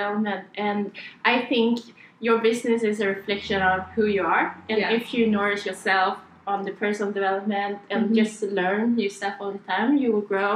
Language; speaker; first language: English; non-native, fluent; Swedish